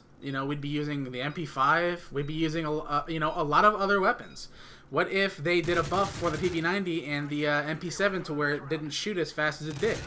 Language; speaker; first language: English; native; English